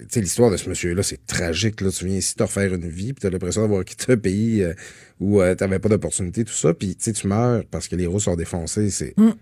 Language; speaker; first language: French; native; French